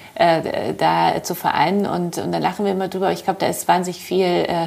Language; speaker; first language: German; early bilingual, other home language; Polish